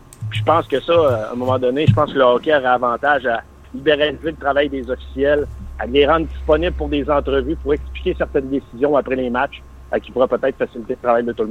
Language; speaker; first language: French; native; French